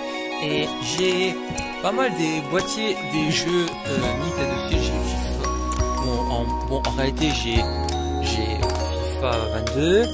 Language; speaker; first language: French; native; French